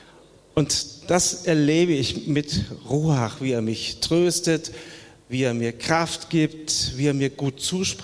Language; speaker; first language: German; native; German